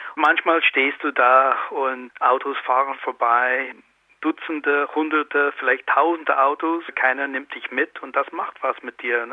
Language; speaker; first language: German; non-native, fluent; English